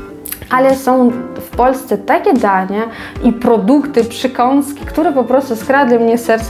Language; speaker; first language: Polish; non-native, fluent; Ukrainian